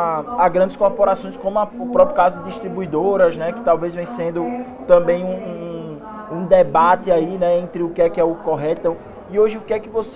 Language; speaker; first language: Portuguese; native; Portuguese